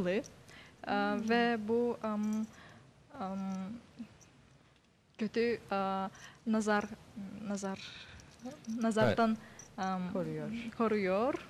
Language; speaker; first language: Turkish; non-native, learner; Yakut